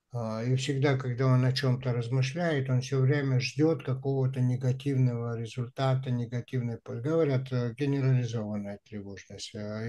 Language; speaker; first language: Russian; native; Russian